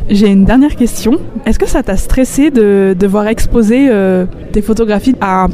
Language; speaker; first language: French; native; French